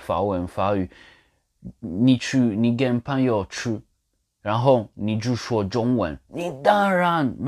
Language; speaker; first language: Chinese; non-native, learner; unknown